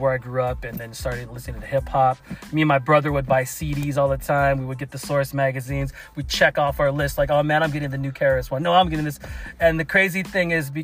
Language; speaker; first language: English; native; English